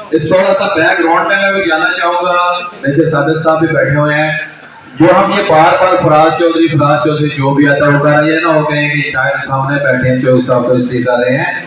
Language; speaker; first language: Urdu; non-native, local second language; Punjabi